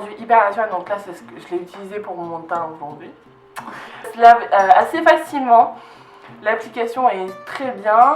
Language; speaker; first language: French; native; French